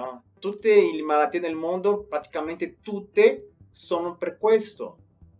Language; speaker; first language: Italian; non-native, fluent; Spanish